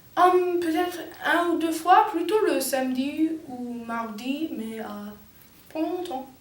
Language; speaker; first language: French; non-native, learner; English